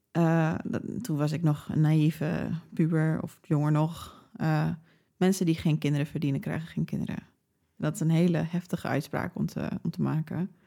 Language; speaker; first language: Dutch; early bilingual, other home language; English